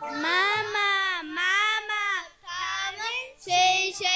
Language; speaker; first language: Chinese; non-native, learner; Mongolian